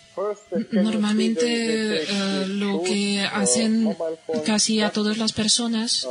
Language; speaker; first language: Spanish; non-native, fluent; Bosnian